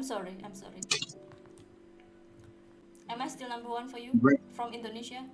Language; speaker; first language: English; non-native, learner; Indonesian